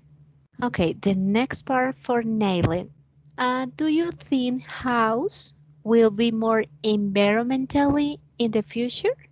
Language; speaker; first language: English; non-native, learner; Spanish